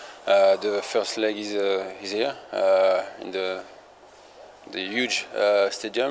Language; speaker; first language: English; non-native, fluent; French